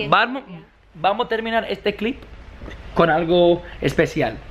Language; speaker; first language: Spanish; non-native, learner; English